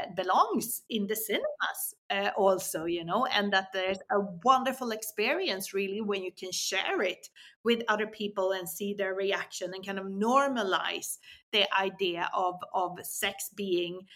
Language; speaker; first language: English; non-native, fluent; Swedish